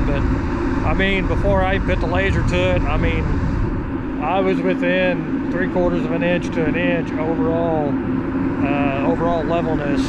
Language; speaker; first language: English; native; English